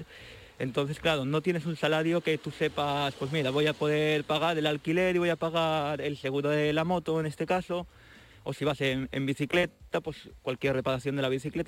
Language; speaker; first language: Spanish; native; Spanish